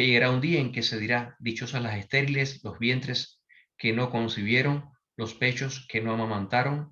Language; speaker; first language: Spanish; native; Spanish